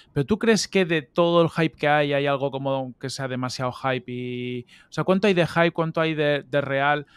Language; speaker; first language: Spanish; native; Spanish